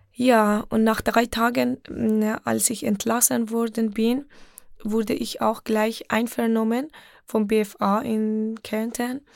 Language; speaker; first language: German; non-native, fluent; Persian